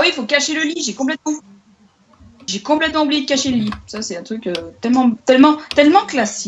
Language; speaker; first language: French; native; French